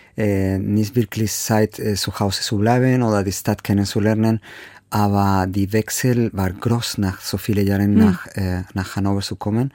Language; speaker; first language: German; non-native, fluent; Spanish